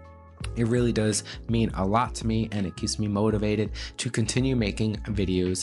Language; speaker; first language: English; native; English